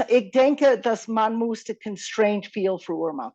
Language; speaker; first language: German; non-native, fluent; English